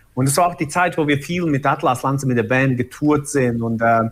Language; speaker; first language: German; early bilingual, other home language; Bosnian